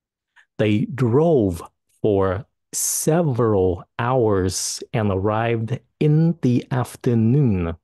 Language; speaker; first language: English; non-native, fluent; Vietnamese